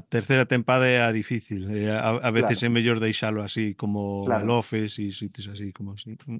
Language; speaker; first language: Galician; early bilingual, heritage; Galician